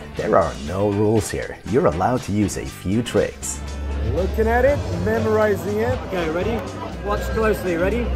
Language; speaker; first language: English; non-native, fluent; Swedish